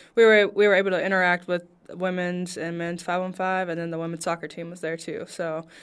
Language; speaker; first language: English; native; English